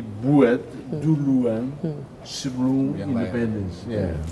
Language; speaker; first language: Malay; non-native, fluent; Tetum